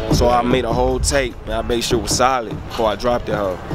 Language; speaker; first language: English; native; English